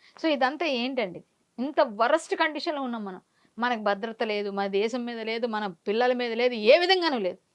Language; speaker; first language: Telugu; native; Telugu